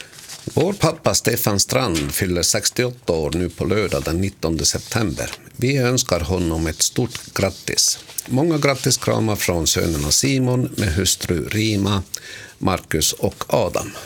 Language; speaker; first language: Swedish; native; Swedish